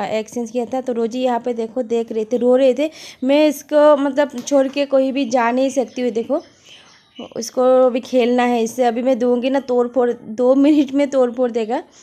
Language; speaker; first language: Hindi; non-native, local second language; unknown